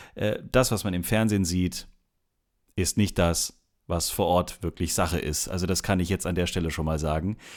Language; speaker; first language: German; native; German